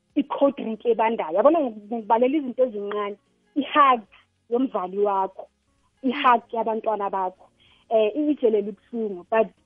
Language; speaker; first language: Zulu; non-native, local second language; Northern Sotho